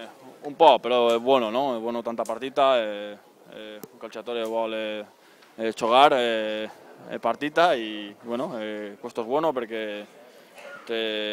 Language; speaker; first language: Italian; non-native, learner; Spanish